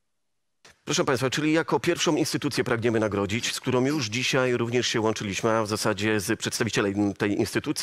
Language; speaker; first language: Polish; native; Polish